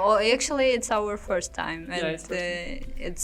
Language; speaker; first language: English; non-native, learner; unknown